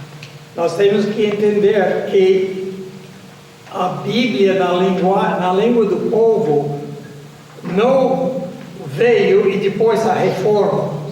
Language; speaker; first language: Portuguese; non-native, fluent; English